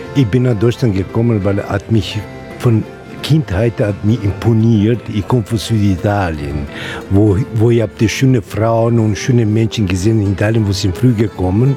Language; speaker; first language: German; non-native, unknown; Italian